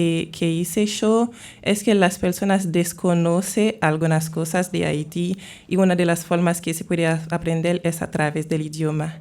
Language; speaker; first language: Spanish; non-native, fluent; Haitian Creole